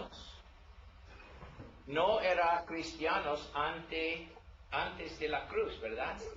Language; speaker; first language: Spanish; non-native, learner; English